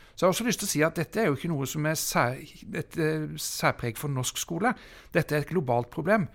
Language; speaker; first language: Norwegian; native; Norwegian